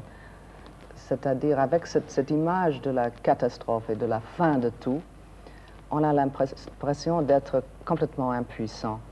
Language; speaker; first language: French; non-native, fluent; English